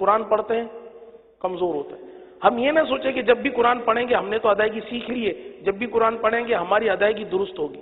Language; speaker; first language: Urdu; native; Urdu